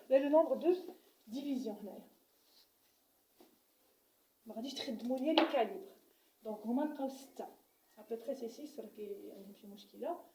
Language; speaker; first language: French; non-native, local second language; Arabic